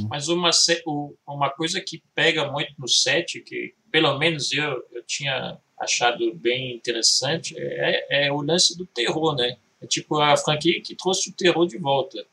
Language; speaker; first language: Portuguese; early bilingual, heritage; Portuguese